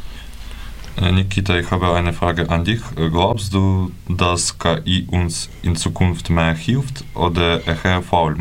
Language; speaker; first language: German; non-native, learner; Ukrainian